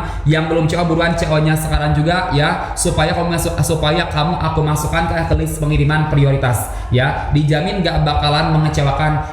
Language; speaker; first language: Indonesian; native; Indonesian